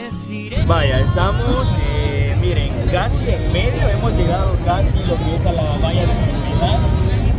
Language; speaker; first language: Spanish; native; Spanish